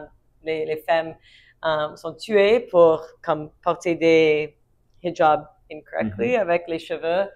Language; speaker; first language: French; non-native, learner; English